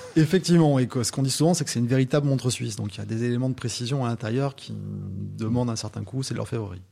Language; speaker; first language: French; native; French